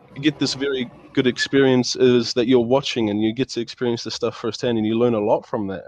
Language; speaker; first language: English; native; English